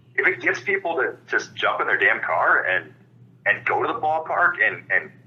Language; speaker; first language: English; native; English